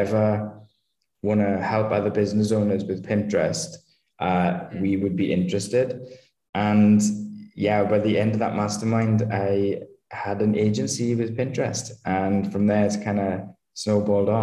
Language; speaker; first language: English; native; English